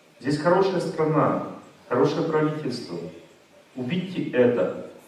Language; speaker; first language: Russian; native; Russian